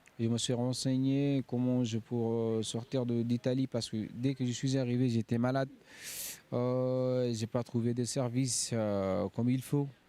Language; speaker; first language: French; non-native, fluent; Arabic